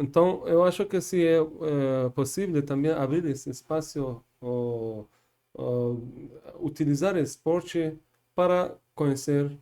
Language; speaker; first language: Portuguese; non-native, learner; Persian